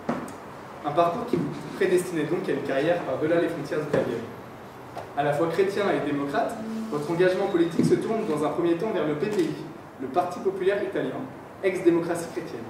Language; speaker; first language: French; native; French